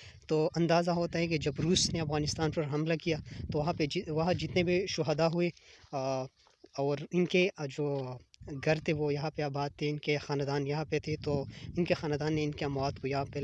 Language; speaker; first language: Urdu; non-native, local second language; Pashto